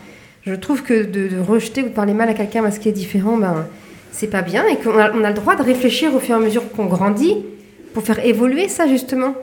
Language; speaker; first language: French; native; French